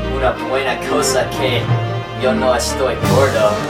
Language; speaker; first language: Spanish; non-native, learner; English